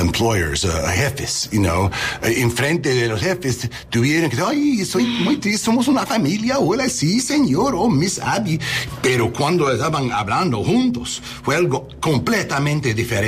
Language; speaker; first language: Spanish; non-native, learner; English